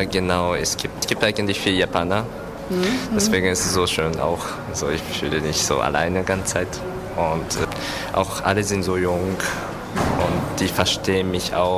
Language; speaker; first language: German; non-native, learner; Japanese